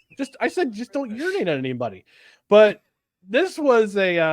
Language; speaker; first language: English; native; English